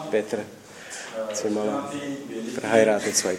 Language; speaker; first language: German; non-native, fluent; Czech